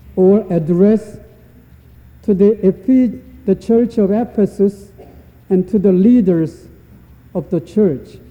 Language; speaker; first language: English; non-native, fluent; Korean